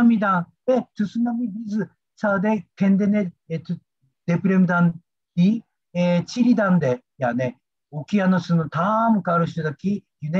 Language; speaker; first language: Turkish; non-native, learner; Japanese